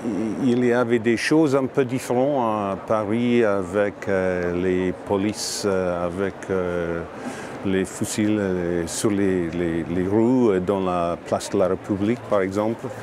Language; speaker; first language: French; non-native, learner; English